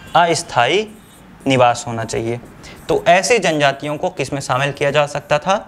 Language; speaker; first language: Hindi; native; Hindi